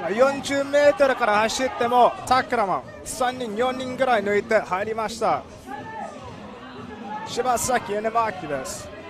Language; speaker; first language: Japanese; non-native, learner; English